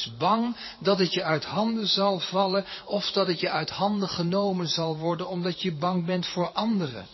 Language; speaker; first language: Dutch; native; Dutch